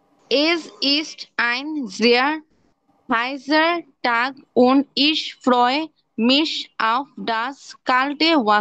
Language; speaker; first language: German; non-native, learner; Bangla